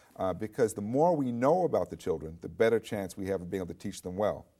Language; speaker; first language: English; native; English